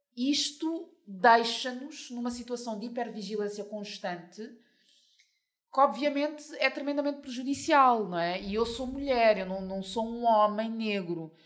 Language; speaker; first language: Portuguese; native; Portuguese